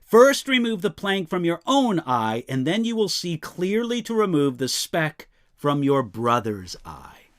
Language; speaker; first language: English; native; English